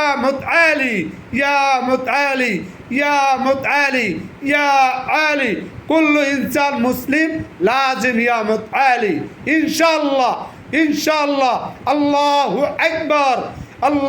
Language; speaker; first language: Arabic; non-native, learner; Bangla